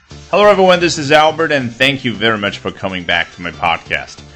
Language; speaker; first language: English; non-native, fluent; Chinese